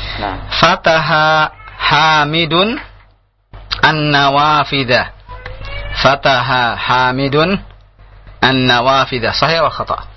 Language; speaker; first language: Arabic; non-native, fluent; Indonesian